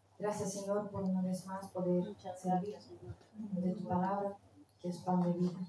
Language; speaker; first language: Spanish; non-native, fluent; Portuguese